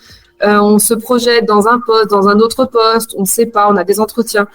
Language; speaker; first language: French; native; French